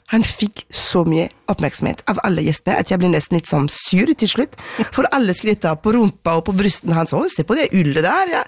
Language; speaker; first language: Norwegian; non-native, fluent; French